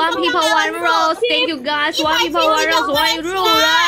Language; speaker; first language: English; non-native, learner; Chinese